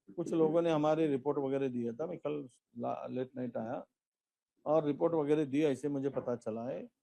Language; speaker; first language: Hindi; non-native, local second language; Marathi